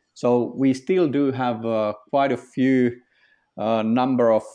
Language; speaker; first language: English; non-native, fluent; Finnish